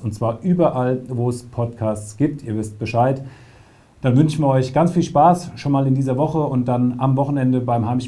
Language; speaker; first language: German; native; German